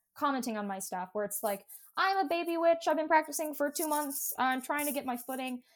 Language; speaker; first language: English; native; English